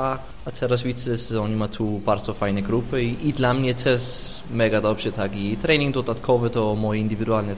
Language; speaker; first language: Polish; non-native, fluent; Danish